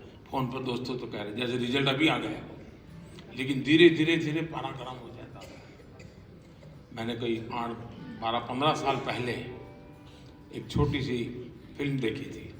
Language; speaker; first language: Hindi; native; Hindi